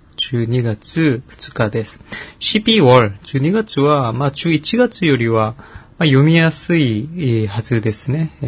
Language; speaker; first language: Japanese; non-native, fluent; Korean